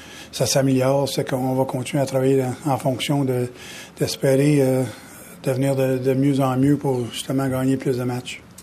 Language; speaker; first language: French; native; French